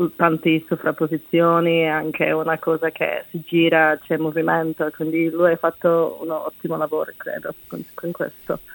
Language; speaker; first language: Italian; non-native, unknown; Czech